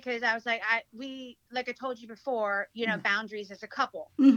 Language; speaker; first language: English; early bilingual, other home language; Hiligaynon